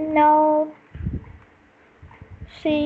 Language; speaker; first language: English; non-native, learner; Vietnamese